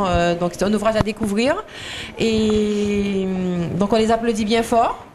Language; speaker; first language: French; native; French